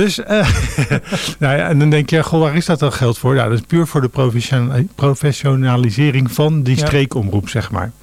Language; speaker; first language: Dutch; native; Dutch